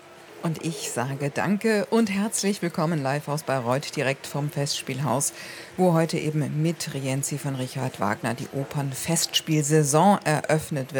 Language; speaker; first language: German; native; German